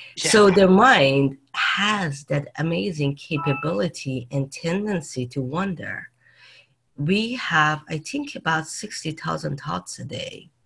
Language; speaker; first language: English; non-native, fluent; Persian